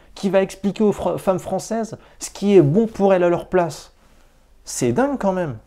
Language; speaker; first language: French; native; French